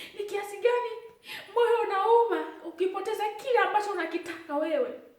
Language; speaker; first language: Swahili; native; Swahili